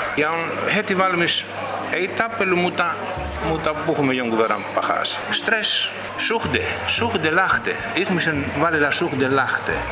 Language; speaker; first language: Finnish; non-native, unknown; Greek